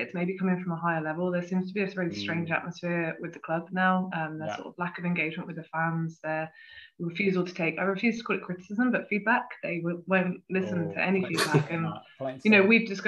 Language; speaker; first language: English; native; English